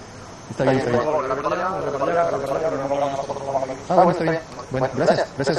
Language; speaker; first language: Spanish; non-native, fluent; French